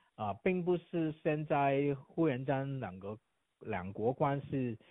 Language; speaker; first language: Chinese; non-native, fluent; Cantonese